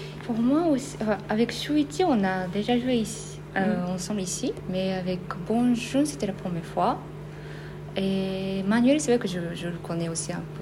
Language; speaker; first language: French; non-native, fluent; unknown